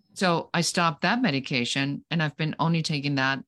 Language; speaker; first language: English; non-native, fluent; German